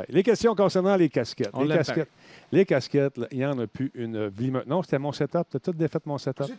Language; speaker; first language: French; native; French